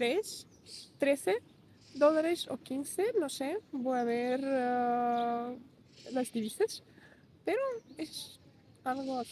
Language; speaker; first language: Spanish; non-native, fluent; Russian